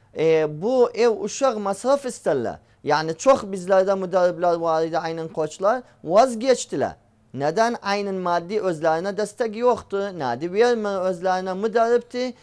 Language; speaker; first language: Turkish; native; Turkish